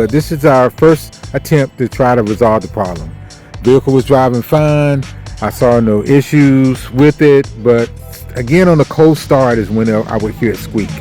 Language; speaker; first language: English; native; English